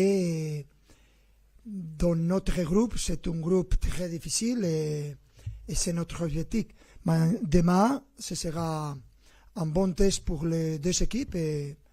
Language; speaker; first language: French; non-native, fluent; Spanish